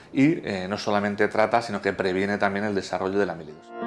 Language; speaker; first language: Spanish; native; Spanish